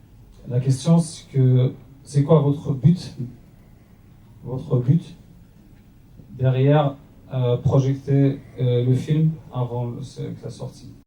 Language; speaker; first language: French; non-native, learner; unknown